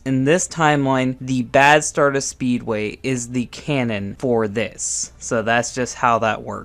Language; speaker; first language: English; native; English